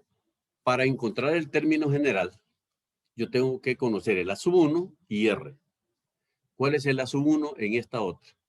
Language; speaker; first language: Spanish; native; Spanish